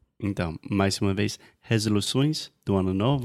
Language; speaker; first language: Portuguese; non-native, fluent; English